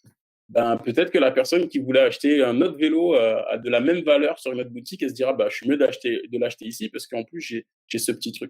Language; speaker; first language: French; native; French